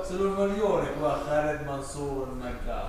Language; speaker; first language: Italian; non-native, learner; Filipino